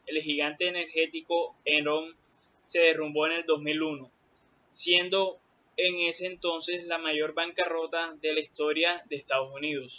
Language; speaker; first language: Spanish; native; Spanish